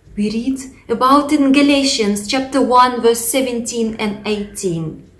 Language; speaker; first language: English; non-native, fluent; Russian